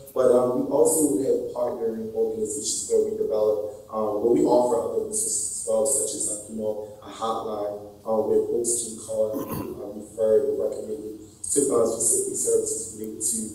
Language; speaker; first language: English; native; English